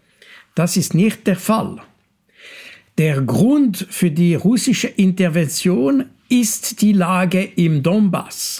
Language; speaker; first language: German; non-native, local second language; French